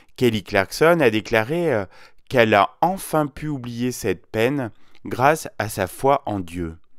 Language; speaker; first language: French; native; French